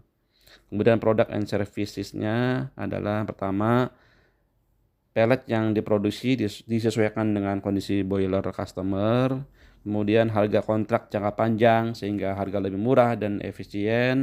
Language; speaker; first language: Indonesian; native; Indonesian